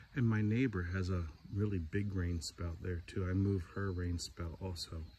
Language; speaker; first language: English; native; English